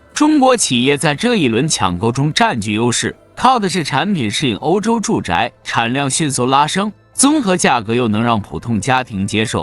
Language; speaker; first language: Chinese; native; Chinese